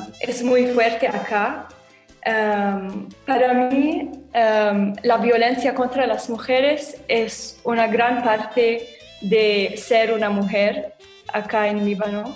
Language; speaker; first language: Spanish; non-native, learner; Arabic